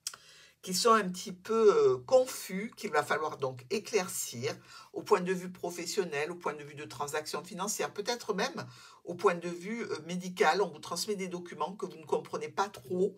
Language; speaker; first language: French; native; French